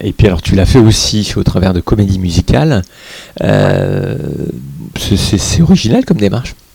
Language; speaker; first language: French; native; French